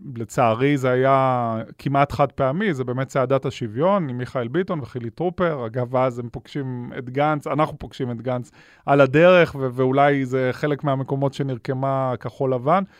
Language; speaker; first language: Hebrew; native; Hebrew